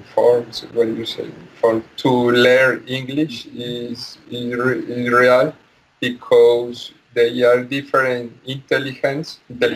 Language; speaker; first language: English; non-native, learner; Spanish